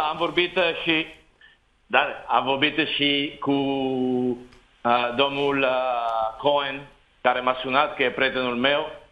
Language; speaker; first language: Romanian; non-native, fluent; Italian